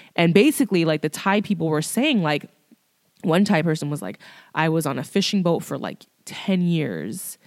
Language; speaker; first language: English; early bilingual, other home language; Thai